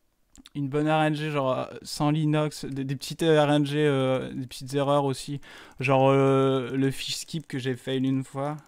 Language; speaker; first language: French; native; French